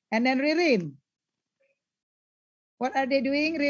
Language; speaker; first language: English; non-native, learner; Indonesian